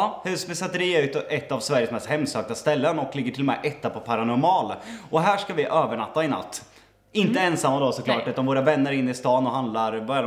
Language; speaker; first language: Swedish; native; Swedish